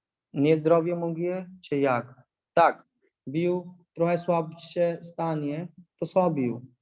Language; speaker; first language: Polish; non-native, learner; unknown